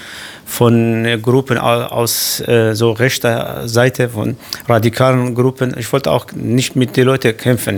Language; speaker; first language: German; non-native, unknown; Kurdish